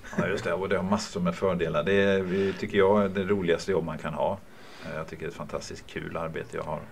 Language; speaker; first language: Swedish; native; Swedish